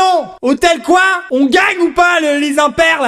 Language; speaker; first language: French; native; French